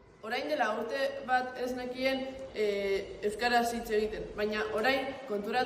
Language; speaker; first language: Basque; non-native, learner; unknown